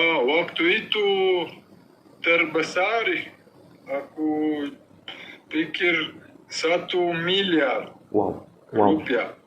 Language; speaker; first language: Indonesian; non-native, learner; Romanian